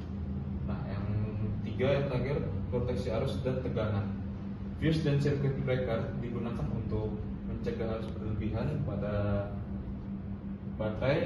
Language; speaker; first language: Indonesian; native; Indonesian